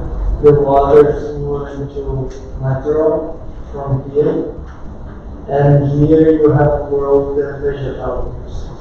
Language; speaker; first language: English; non-native, learner; Portuguese